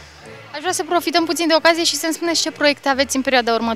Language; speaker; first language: Romanian; native; Romanian